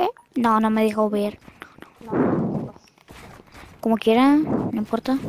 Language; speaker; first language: Spanish; native; Spanish